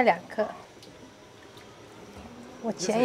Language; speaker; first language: Chinese; non-native, learner; Indonesian